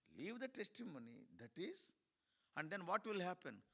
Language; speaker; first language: English; non-native, local second language; Telugu